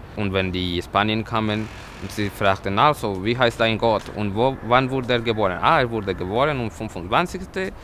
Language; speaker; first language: German; non-native, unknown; Spanish